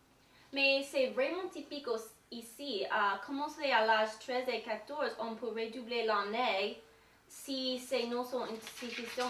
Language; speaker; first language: French; non-native, learner; English